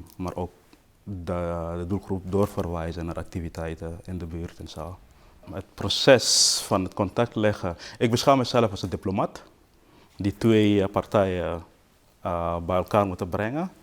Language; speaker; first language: Dutch; non-native, fluent; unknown